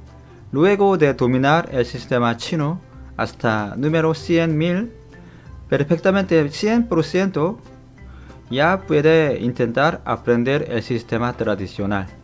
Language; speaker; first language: Spanish; non-native, fluent; Korean